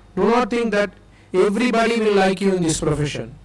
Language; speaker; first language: English; non-native, local second language; Tamil